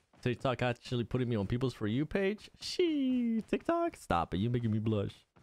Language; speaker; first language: English; early bilingual, other home language; Spanish